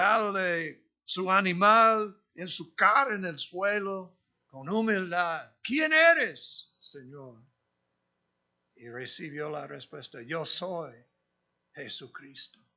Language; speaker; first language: Spanish; non-native, fluent; English